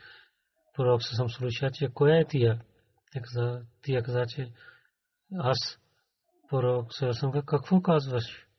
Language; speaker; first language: Bulgarian; non-native, learner; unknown